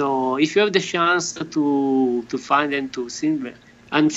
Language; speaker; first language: English; non-native, learner; Italian